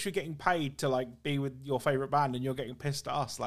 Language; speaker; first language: English; native; English